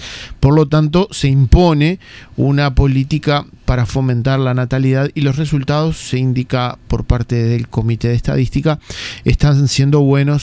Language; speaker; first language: Spanish; native; Spanish